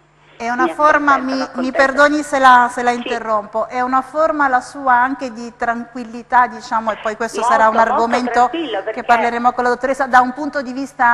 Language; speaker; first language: Italian; native; Italian